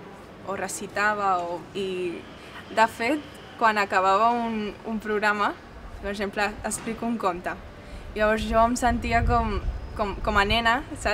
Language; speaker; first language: Catalan; non-native, local second language; Hindi